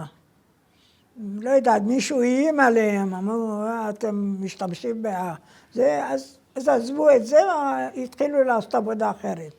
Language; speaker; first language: Hebrew; non-native, fluent; Persian